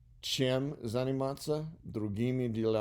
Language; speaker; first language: Russian; non-native, learner; English